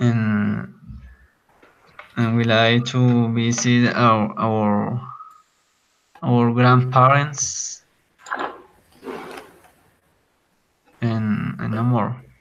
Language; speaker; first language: English; non-native, learner; Spanish